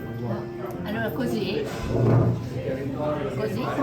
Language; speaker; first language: Italian; non-native, learner; Japanese